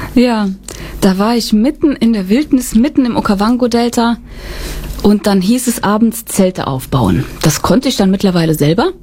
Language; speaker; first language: German; native; German